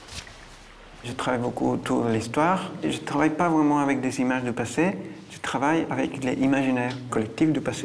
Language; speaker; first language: French; non-native, fluent; Spanish